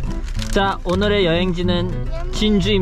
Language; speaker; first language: Korean; native; Korean